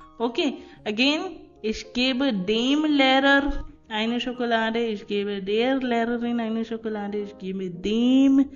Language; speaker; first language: German; non-native, fluent; Hindi